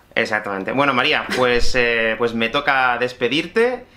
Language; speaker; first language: Spanish; native; Spanish